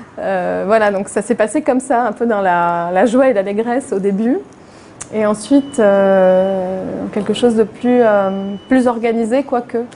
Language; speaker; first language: French; non-native, local second language; Arabic